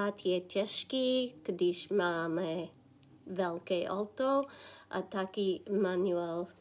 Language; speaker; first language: Czech; non-native, learner; English